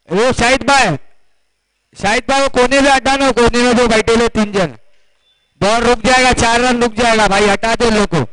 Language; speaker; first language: Hindi; native; Hindi